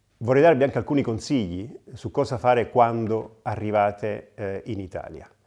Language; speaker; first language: Italian; native; Italian